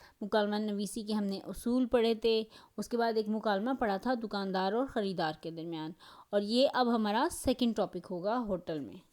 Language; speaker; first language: Urdu; native; Urdu